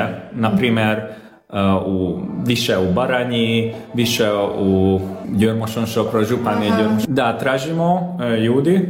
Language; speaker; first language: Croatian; non-native, local second language; Hungarian